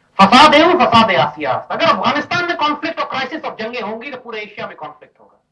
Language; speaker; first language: Urdu; native; Urdu